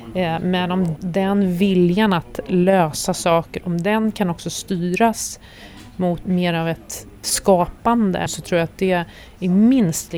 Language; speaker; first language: Swedish; native; Swedish